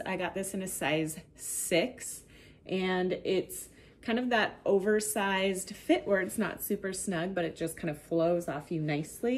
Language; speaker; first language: English; native; English